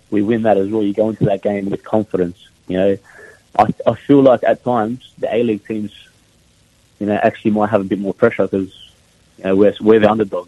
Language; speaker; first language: English; early bilingual, other home language; Greek